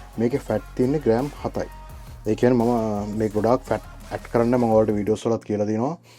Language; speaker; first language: Sinhala; native; Sinhala